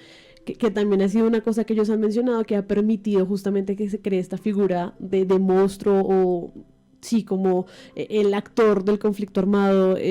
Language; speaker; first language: Spanish; native; Spanish